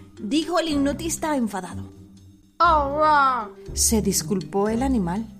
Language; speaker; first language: Spanish; native; Spanish